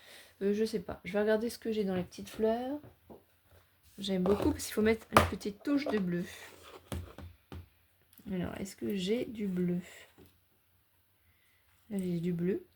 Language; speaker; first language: French; native; French